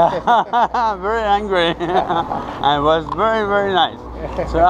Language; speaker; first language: English; non-native, fluent; French